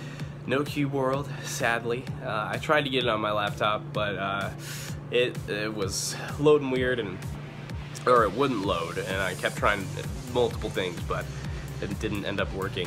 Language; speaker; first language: English; native; English